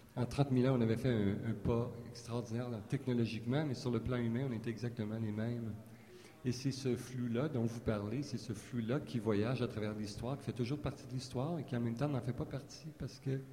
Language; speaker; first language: French; native; French